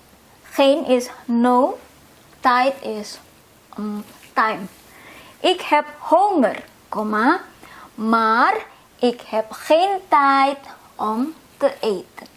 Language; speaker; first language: Dutch; non-native, fluent; Indonesian